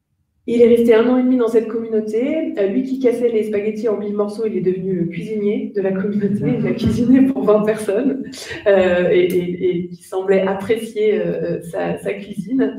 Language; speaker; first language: French; native; French